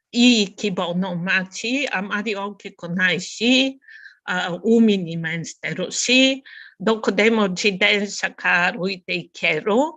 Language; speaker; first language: Japanese; non-native, learner; Bulgarian